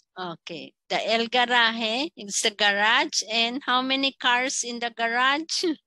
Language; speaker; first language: English; non-native, local second language; Filipino